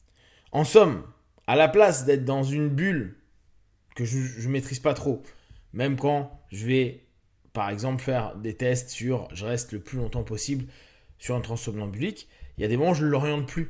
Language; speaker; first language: French; native; French